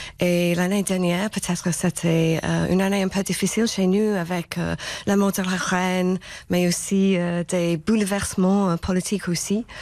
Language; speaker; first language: French; non-native, fluent; English